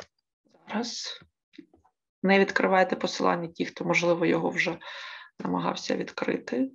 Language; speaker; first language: Ukrainian; native; Ukrainian